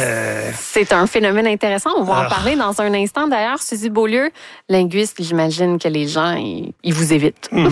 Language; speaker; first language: French; native; French